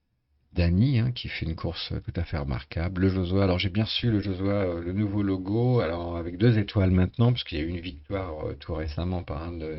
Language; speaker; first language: French; native; French